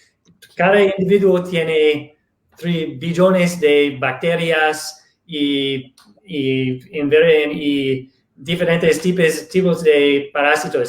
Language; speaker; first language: Spanish; non-native, fluent; English